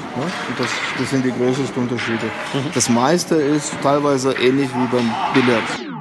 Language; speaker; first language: German; non-native, fluent; Latvian